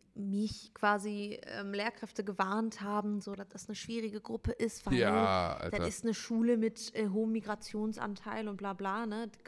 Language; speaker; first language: German; early bilingual, other home language; Turkish